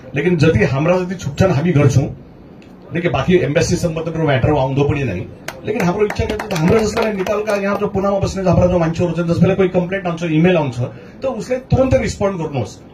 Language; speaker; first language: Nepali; early bilingual, heritage; Nepali